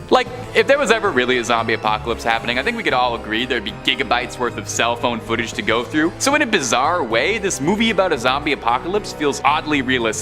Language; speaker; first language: English; native; English